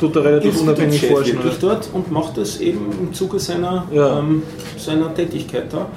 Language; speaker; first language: German; native; German